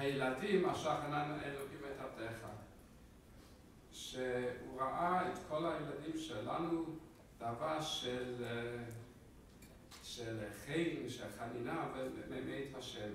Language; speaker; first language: Hebrew; non-native, fluent; English